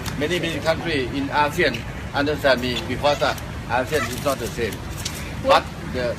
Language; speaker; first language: English; non-native, learner; Thai